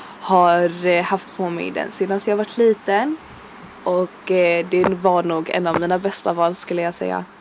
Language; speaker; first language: Swedish; early bilingual, other home language; Arabic